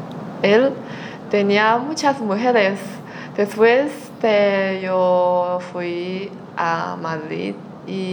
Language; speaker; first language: Spanish; non-native, learner; Chinese